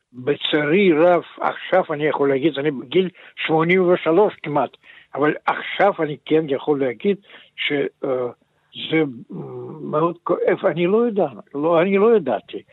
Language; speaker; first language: Hebrew; non-native, fluent; Russian